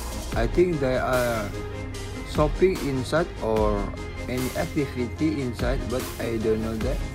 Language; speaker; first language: English; non-native, learner; Indonesian